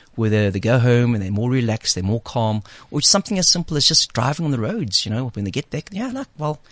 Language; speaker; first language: English; native; English